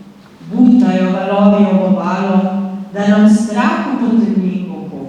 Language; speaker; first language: Slovenian; native; Slovenian